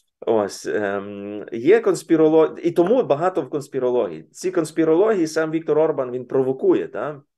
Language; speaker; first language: Ukrainian; native; Ukrainian